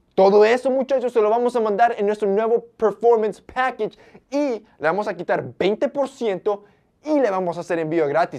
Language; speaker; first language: Spanish; early bilingual, heritage; Spanish